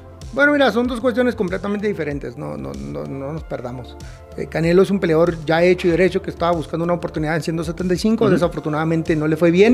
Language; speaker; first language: Spanish; native; Spanish